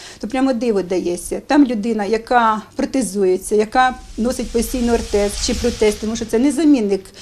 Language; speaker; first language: Ukrainian; native; Ukrainian